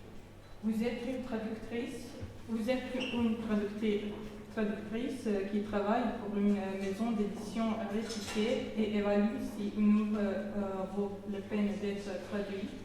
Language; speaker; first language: French; non-native, fluent; Serbian